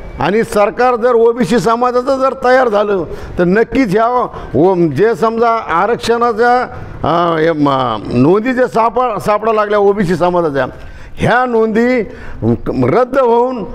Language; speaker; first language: Marathi; native; Marathi